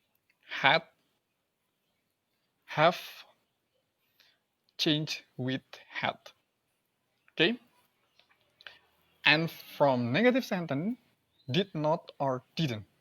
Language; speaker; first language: English; non-native, learner; Indonesian